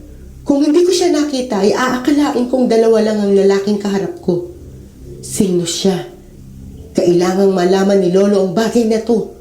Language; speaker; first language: Filipino; native; Filipino